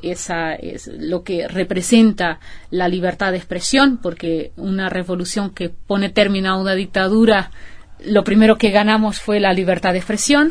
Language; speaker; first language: Spanish; non-native, fluent; Portuguese